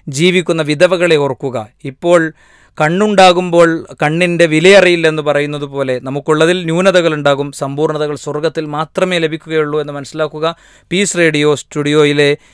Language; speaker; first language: Malayalam; native; Malayalam